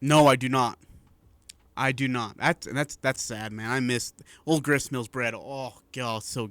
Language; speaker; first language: English; native; English